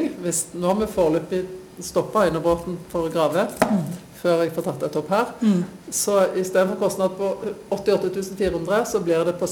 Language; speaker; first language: Norwegian; native; Norwegian